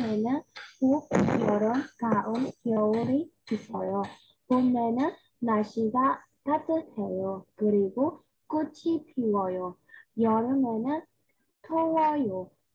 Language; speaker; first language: Korean; non-native, learner; Burmese